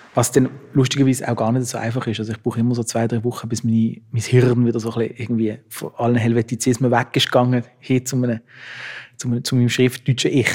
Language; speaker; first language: German; native; German